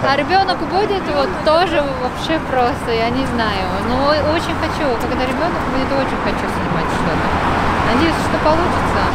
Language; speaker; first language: Russian; non-native, fluent; Japanese